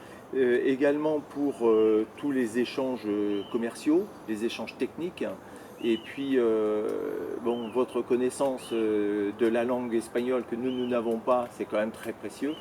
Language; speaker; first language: French; native; French